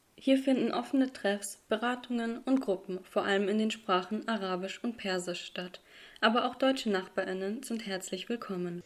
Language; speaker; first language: German; native; German